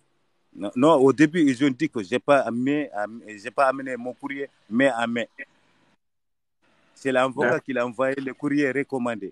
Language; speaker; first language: French; non-native, learner; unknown